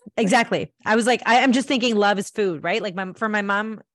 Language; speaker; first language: English; early bilingual, other home language; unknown